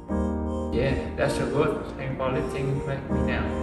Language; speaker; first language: English; non-native, learner; Vietnamese